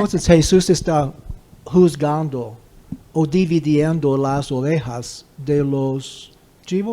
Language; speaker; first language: Spanish; non-native, fluent; English